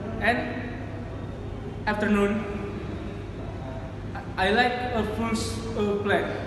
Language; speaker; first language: English; non-native, learner; Indonesian